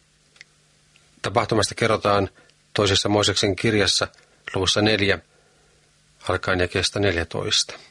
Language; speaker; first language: Finnish; native; Finnish